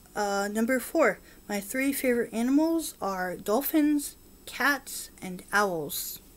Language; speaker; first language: English; native; English